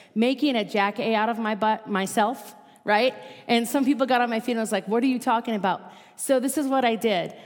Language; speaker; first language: English; native; English